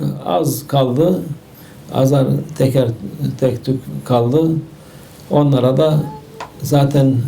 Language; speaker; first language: Turkish; native; Turkish